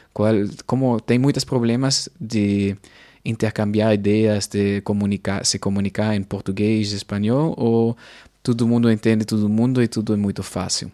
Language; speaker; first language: Portuguese; non-native, fluent; German